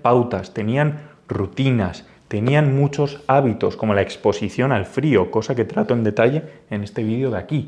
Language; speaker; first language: Spanish; native; Spanish